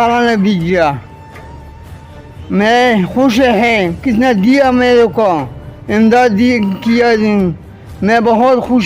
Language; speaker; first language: Hindi; non-native, local second language; Pashto